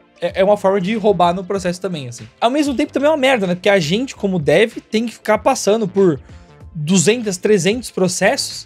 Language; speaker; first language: Portuguese; native; Portuguese